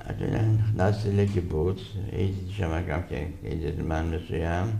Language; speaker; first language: Hebrew; non-native, fluent; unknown